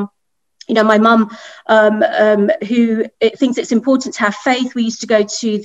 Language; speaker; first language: English; native; English